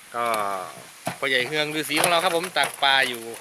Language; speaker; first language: Thai; native; Thai